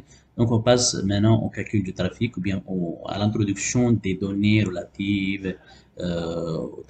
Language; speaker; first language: French; non-native, local second language; Arabic